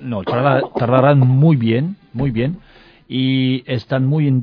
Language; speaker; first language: Spanish; non-native, learner; French